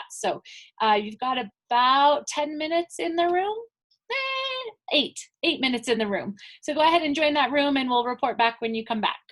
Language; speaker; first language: English; native; English